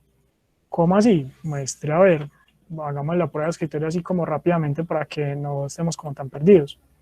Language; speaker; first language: Spanish; native; Spanish